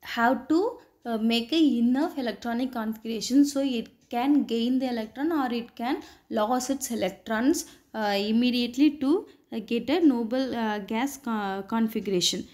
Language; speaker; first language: English; non-native, local second language; Tamil